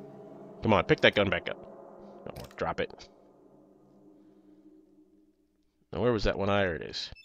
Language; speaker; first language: English; native; English